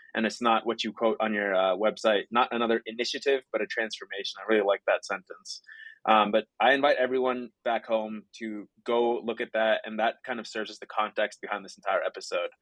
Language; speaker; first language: English; native; English